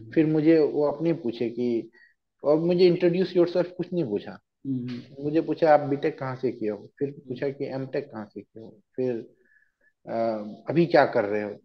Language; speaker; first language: Hindi; native; Hindi